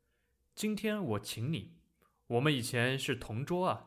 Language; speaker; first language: Chinese; non-native, learner; English